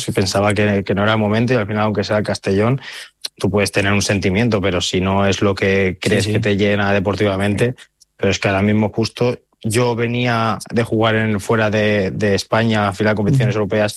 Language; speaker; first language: Spanish; native; Spanish